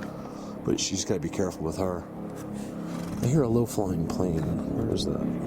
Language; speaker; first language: English; native; English